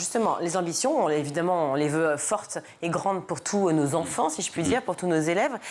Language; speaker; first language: French; native; French